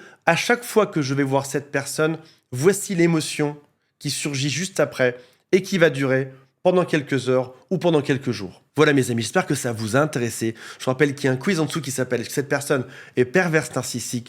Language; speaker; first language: French; native; French